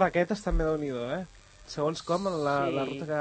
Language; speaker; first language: Catalan; native; Catalan